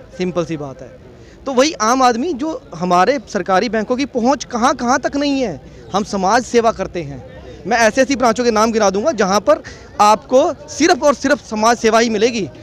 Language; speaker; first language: Hindi; native; Hindi